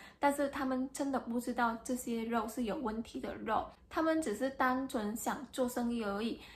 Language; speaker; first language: Chinese; non-native, fluent; Vietnamese